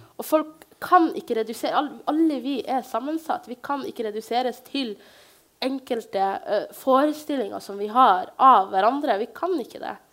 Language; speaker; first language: Norwegian; early bilingual, other home language; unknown